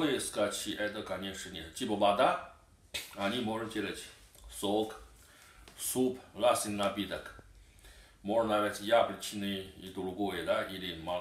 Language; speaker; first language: Russian; non-native, learner; Chinese